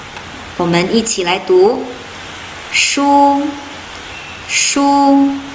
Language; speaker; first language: Chinese; non-native, fluent; Indonesian